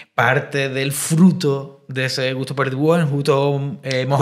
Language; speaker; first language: Spanish; native; Spanish